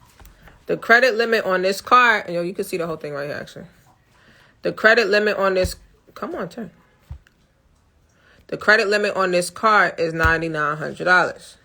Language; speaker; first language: English; native; English